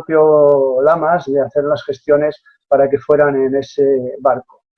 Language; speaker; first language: Spanish; native; Spanish